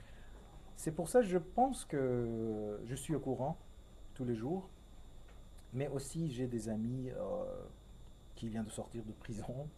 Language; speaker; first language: French; non-native, fluent; Persian